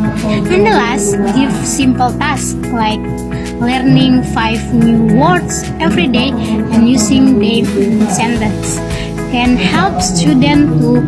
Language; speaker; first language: English; non-native, learner; Indonesian